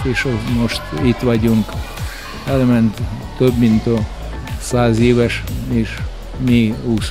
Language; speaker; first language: Hungarian; non-native, learner; Russian